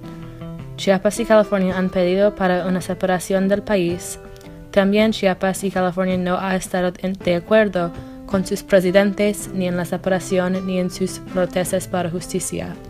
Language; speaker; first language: Spanish; non-native, learner; English